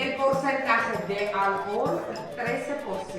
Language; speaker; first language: Spanish; non-native, fluent; Armenian